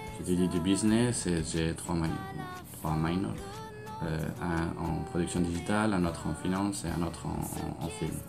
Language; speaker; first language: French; non-native, fluent; Spanish